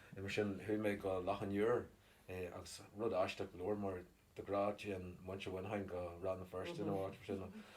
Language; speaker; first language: Irish; non-native, local second language; English